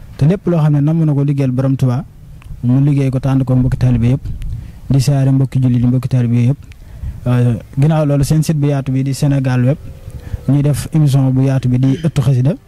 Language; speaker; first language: Wolof; native; Wolof